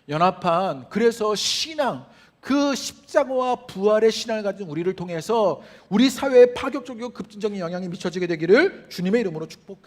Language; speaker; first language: Korean; native; Korean